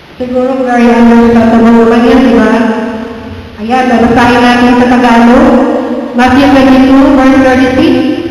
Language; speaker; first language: Filipino; non-native, local second language; Cebuano